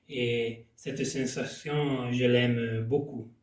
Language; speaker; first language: French; non-native, local second language; Italian